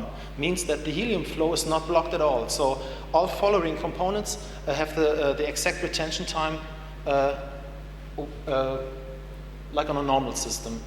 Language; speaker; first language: English; non-native, fluent; German